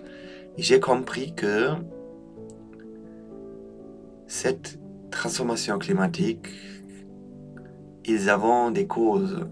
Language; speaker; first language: French; non-native, fluent; German